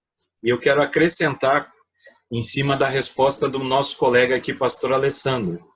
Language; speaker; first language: Portuguese; native; Portuguese